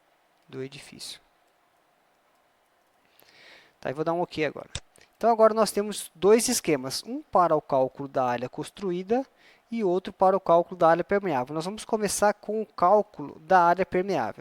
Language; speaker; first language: Portuguese; native; Portuguese